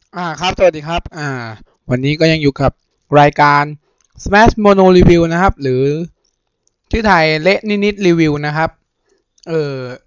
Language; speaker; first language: Thai; native; Thai